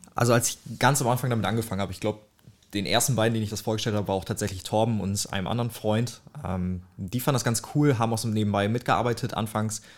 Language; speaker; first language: German; early bilingual, other home language; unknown